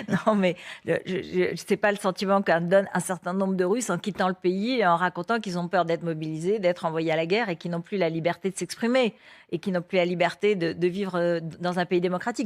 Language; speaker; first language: French; native; French